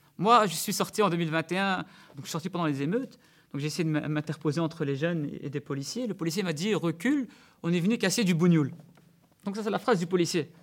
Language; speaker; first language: French; early bilingual, other home language; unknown